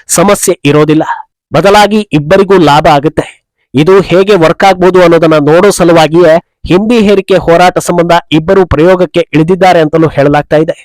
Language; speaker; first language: Kannada; native; Kannada